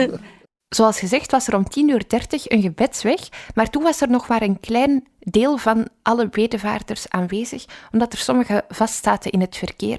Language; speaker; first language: Dutch; native; Dutch